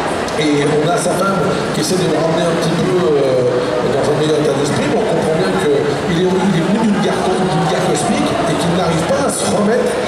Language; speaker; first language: French; native; French